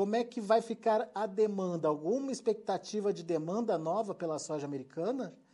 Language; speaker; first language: Portuguese; native; Portuguese